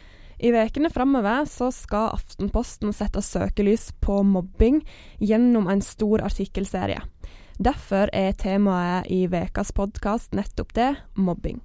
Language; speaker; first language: Norwegian; native; Norwegian